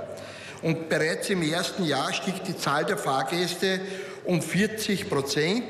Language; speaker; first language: German; native; German